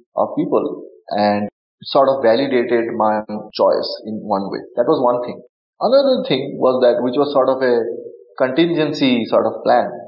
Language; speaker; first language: English; non-native, local second language; Bangla